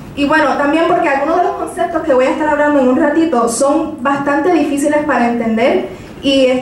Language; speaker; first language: Spanish; early bilingual, heritage; Spanish